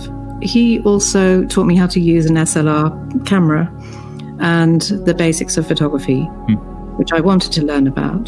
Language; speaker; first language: English; native; English